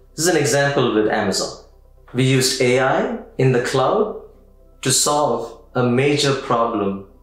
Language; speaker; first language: English; non-native, local second language; Tamil